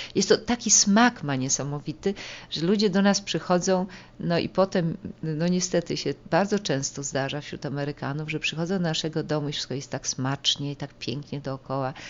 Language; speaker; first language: Polish; native; Polish